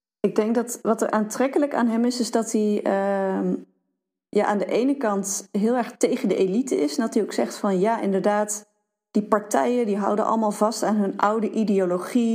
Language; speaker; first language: Dutch; native; Dutch